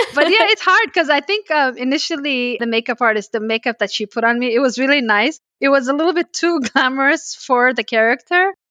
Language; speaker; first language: English; early bilingual, other home language; Pashto